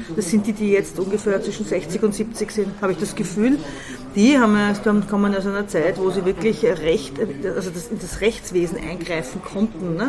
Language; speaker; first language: German; native; German